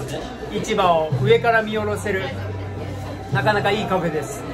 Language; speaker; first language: Japanese; native; Japanese